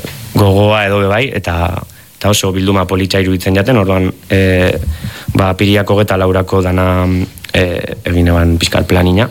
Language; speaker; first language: Basque; native; Basque